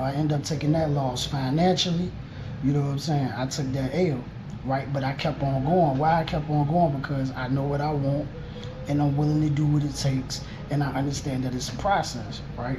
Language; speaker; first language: English; native; English